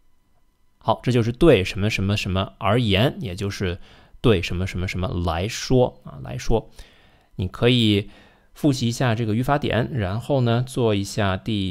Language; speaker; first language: Chinese; non-native, fluent; English